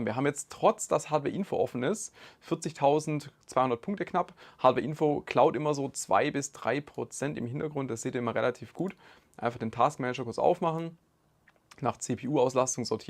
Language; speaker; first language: German; native; German